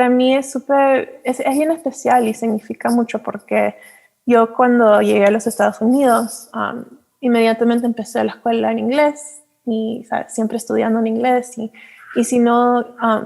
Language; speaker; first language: Spanish; early bilingual, heritage; Spanish